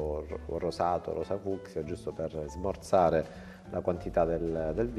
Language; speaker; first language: Italian; native; Italian